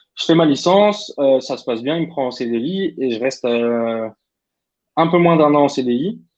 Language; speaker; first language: French; native; French